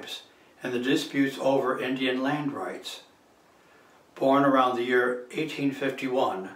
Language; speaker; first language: English; native; English